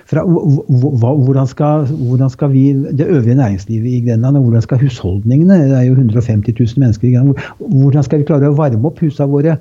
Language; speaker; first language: Norwegian; native; Norwegian